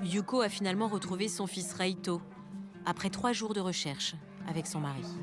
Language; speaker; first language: French; native; French